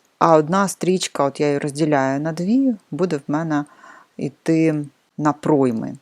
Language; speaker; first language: Ukrainian; non-native, local second language; Russian